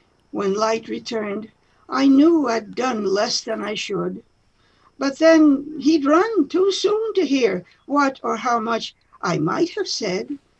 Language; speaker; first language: English; early bilingual, other home language; Spanish